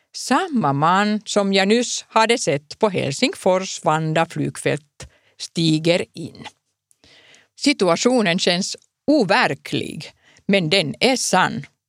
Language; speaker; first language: Swedish; non-native, local second language; Finnish